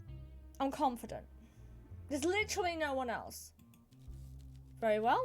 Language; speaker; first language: English; native; English